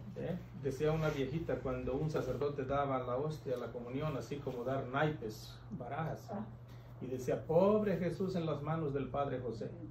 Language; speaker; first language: Spanish; native; Spanish